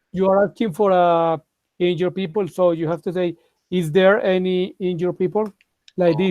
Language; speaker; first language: English; non-native, fluent; Spanish